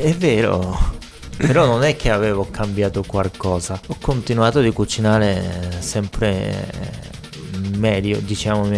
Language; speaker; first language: Italian; non-native, fluent; Japanese